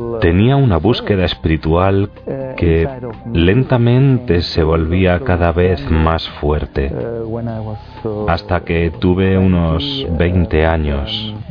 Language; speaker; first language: Spanish; non-native, fluent; German